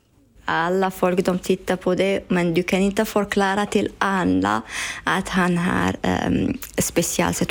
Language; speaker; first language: Swedish; non-native, learner; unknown